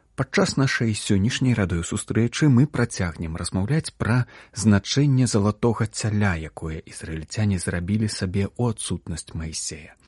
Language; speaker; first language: Belarusian; native; Belarusian